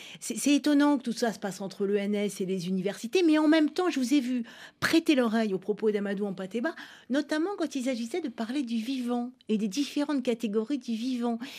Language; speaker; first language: French; native; French